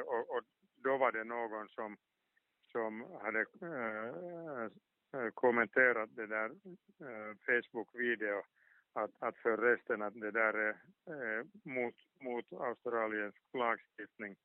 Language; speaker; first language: Swedish; non-native, local second language; Finnish